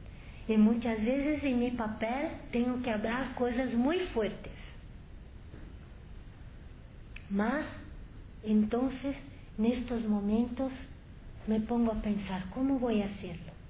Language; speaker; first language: Spanish; non-native, fluent; Portuguese